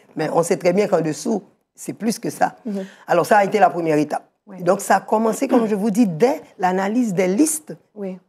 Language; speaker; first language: French; native; French